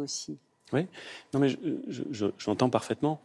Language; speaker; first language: French; native; French